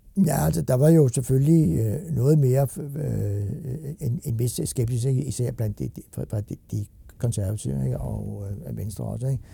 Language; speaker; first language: Danish; native; Danish